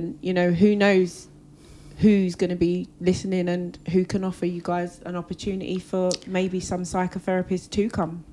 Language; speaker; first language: English; native; English